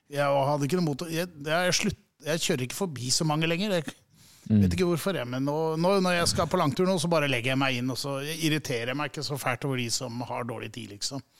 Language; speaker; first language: Norwegian; native; Norwegian